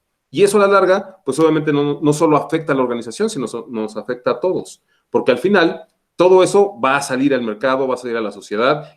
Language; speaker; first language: Spanish; native; Spanish